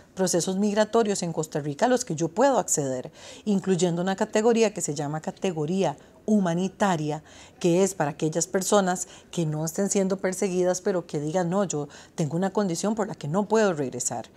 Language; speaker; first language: Spanish; native; Spanish